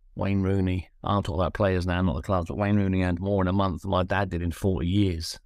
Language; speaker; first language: English; native; English